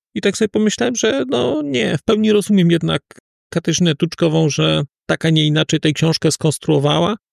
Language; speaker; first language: Polish; native; Polish